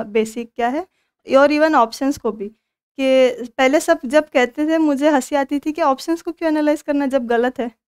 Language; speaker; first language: Hindi; non-native, local second language; Marathi